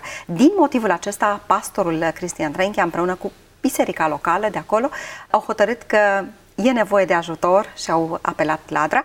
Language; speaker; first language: Romanian; native; Romanian